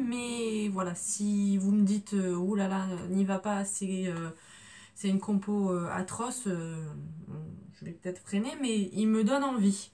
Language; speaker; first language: French; native; French